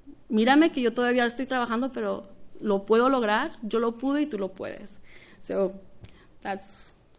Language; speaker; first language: Spanish; early bilingual, heritage; Spanish